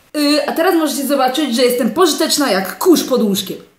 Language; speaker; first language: Polish; native; Polish